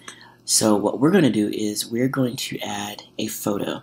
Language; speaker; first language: English; native; English